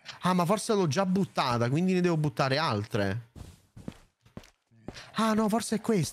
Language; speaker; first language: Italian; native; Italian